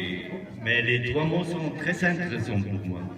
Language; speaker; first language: French; non-native, learner; German